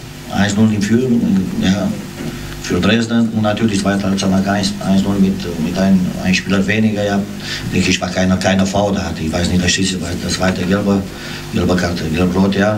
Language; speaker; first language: German; non-native, learner; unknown